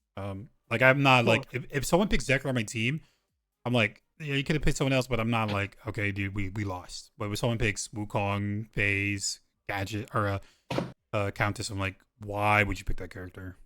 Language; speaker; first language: English; native; English